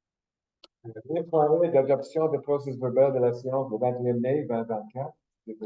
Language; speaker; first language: French; native; French